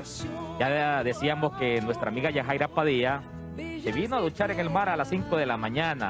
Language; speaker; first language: Spanish; native; Spanish